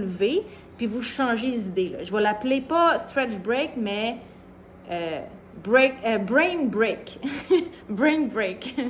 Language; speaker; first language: French; native; French